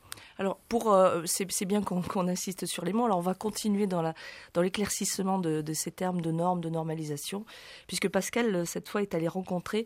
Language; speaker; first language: French; native; French